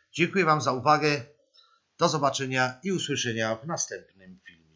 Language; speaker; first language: Polish; native; Polish